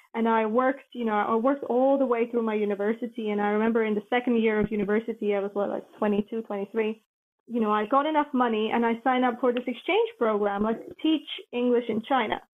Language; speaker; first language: English; non-native, fluent; Latvian